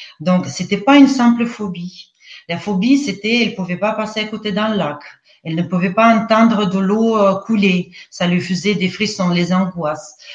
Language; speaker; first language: French; non-native, fluent; Russian